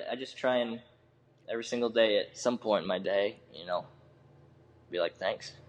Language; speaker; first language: English; native; English